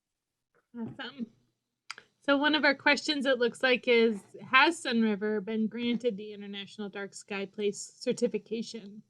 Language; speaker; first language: English; native; English